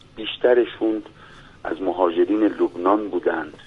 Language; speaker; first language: Persian; non-native, fluent; Spanish